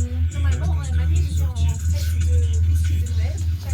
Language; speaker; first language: French; non-native, fluent; German